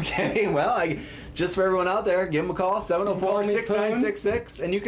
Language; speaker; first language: English; native; English